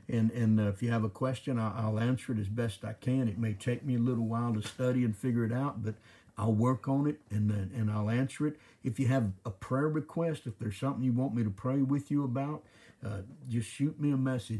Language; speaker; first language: English; native; English